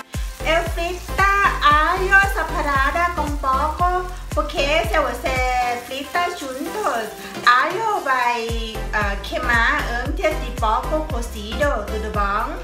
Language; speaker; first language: Portuguese; non-native, learner; Thai